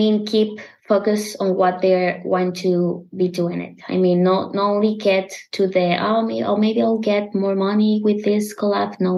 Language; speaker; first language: English; non-native, learner; Spanish